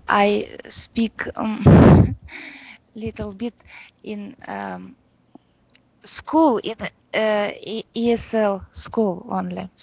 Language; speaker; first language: English; non-native, learner; Russian